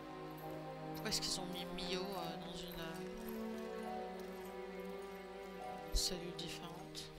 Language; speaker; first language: French; native; French